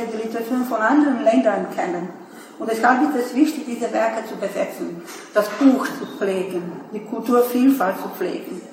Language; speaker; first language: German; non-native, fluent; Serbian